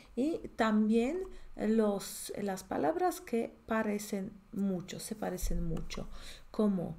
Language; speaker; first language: Spanish; non-native, fluent; Polish